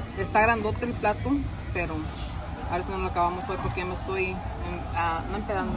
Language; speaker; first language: Spanish; early bilingual, heritage; Spanish